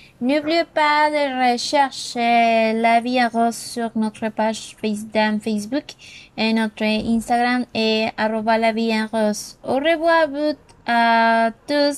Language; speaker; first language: French; non-native, learner; Spanish